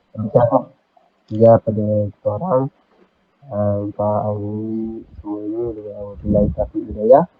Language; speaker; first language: Malay; native; Malay